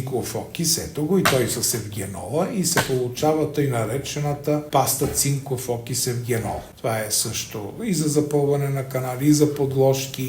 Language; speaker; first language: Bulgarian; native; Bulgarian